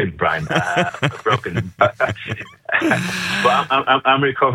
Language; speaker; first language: English; native; English